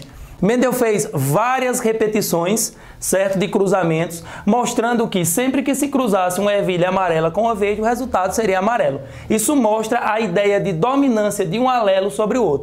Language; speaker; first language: Portuguese; native; Portuguese